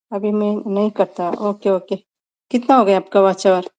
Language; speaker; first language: Hindi; non-native, local second language; Kannada